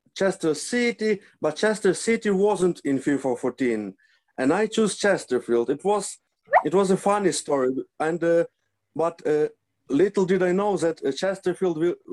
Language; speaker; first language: English; non-native, learner; Ukrainian